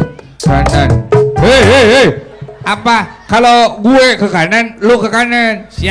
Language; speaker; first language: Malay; non-native, local second language; Sundanese